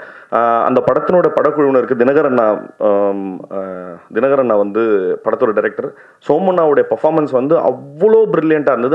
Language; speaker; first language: Tamil; native; Tamil